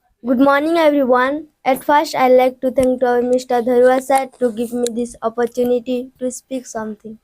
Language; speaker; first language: English; non-native, learner; Odia